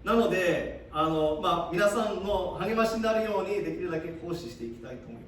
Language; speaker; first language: Japanese; early bilingual, heritage; Japanese